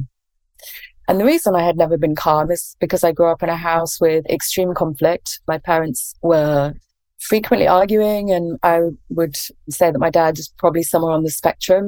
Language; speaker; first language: English; native; English